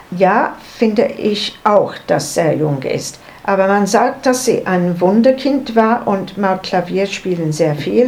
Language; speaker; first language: German; non-native, learner; English